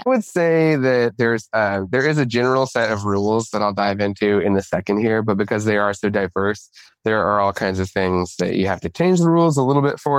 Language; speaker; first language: English; native; English